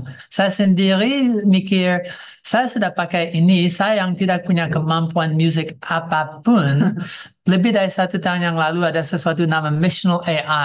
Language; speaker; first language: Indonesian; non-native, fluent; English